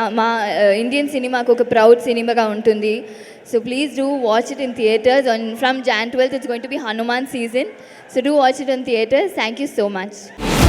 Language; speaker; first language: Telugu; non-native, learner; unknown